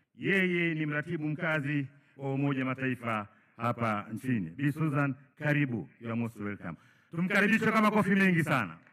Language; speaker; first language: Swahili; native; Swahili